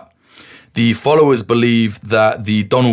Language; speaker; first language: English; native; English